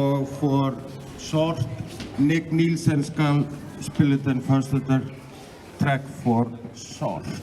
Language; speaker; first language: Danish; non-native, learner; Icelandic